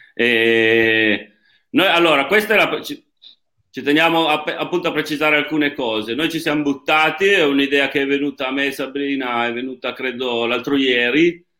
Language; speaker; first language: Italian; native; Italian